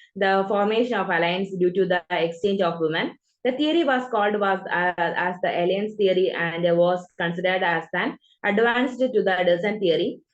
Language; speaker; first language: English; non-native, local second language; Malayalam